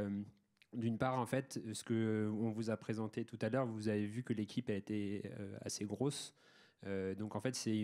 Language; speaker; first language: French; native; French